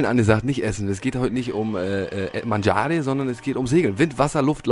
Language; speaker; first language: German; native; German